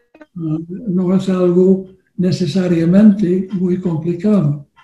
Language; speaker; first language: Spanish; non-native, learner; English